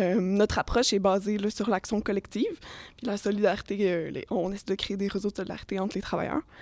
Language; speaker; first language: French; native; French